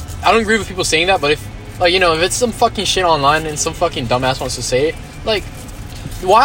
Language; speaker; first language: English; non-native, fluent; Spanish